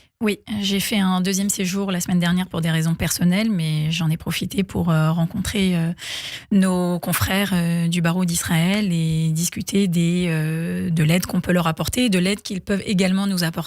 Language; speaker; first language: French; native; French